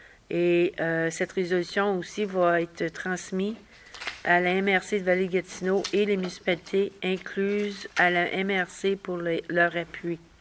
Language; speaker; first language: French; native; French